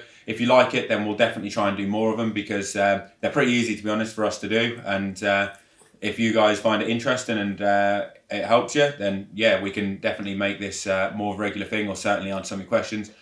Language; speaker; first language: English; native; English